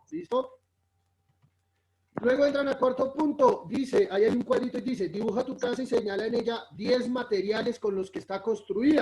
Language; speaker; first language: Spanish; native; Spanish